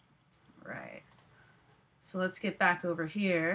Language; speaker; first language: English; native; English